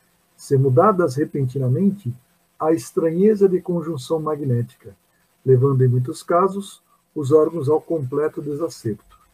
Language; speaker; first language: Portuguese; native; Portuguese